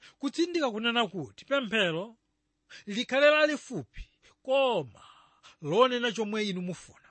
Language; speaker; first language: Nyanja; native; Nyanja